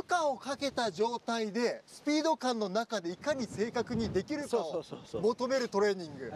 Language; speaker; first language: Japanese; native; Japanese